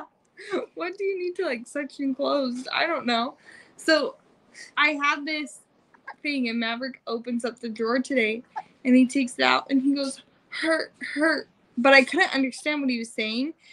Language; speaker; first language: English; native; English